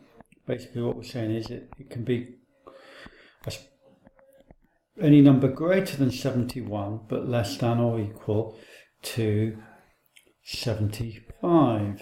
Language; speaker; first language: English; native; English